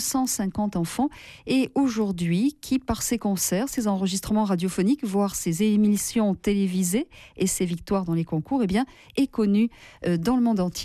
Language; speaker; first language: French; native; French